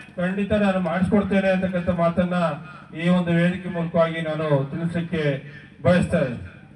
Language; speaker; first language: Kannada; native; Kannada